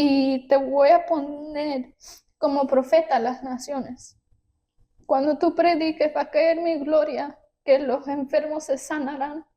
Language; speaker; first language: Spanish; early bilingual, heritage; Spanish